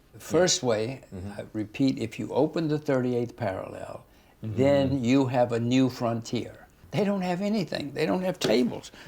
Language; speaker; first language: English; native; English